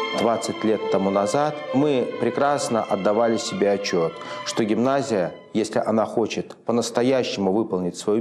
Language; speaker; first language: Russian; native; Russian